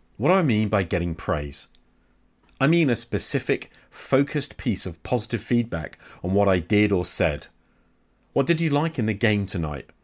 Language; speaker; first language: English; native; English